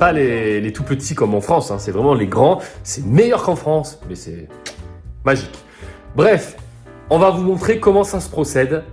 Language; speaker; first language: French; native; French